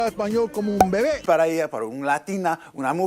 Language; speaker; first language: Spanish; non-native, learner; English